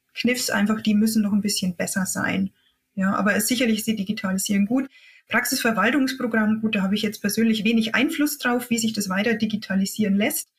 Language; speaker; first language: German; native; German